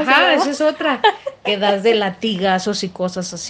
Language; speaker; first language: Spanish; native; Spanish